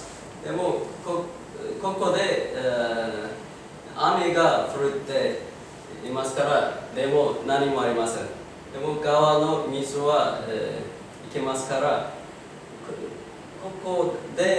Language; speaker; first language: Japanese; non-native, learner; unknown